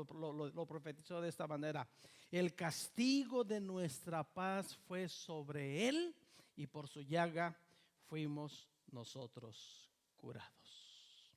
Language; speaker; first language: Spanish; native; Spanish